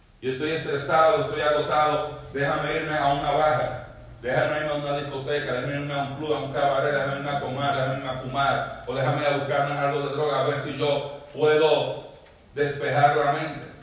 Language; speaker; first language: Spanish; native; Spanish